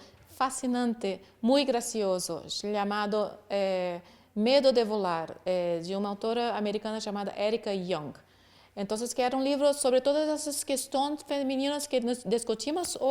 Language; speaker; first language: Spanish; non-native, learner; Portuguese